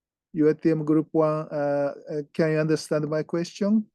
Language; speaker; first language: English; non-native, fluent; Japanese